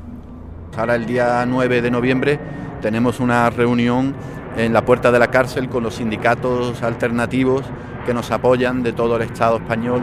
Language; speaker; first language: Spanish; native; Spanish